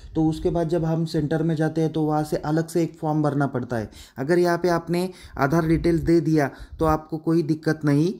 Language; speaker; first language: Hindi; non-native, local second language; Marathi